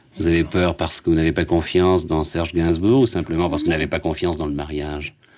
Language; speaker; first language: French; native; French